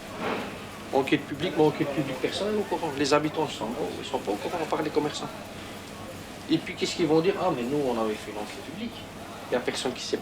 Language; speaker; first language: French; native; French